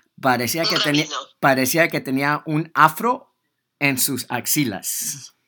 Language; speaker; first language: Spanish; early bilingual, heritage; Spanish